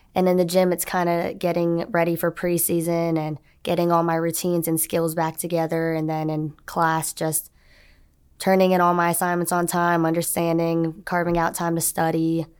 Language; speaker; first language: English; native; English